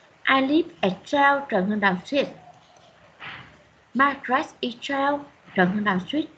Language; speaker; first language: English; non-native, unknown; Vietnamese